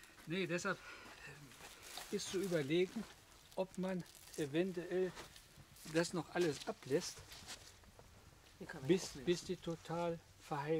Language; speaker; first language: German; native; German